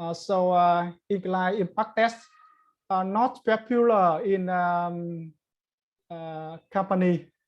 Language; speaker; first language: English; non-native, learner; Vietnamese